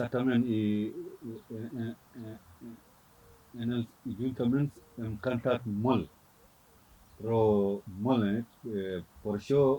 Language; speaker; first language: Catalan; non-native, learner; Fula